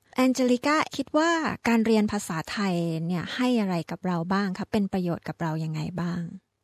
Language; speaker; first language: Thai; native; Thai